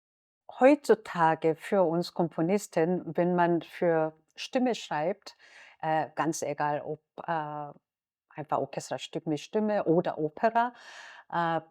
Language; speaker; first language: German; non-native, fluent; Korean